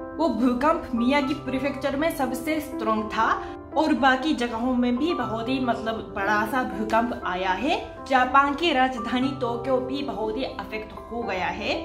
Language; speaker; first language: Hindi; non-native, fluent; Japanese